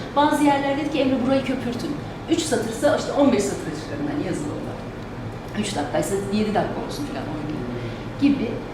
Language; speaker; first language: Turkish; native; Turkish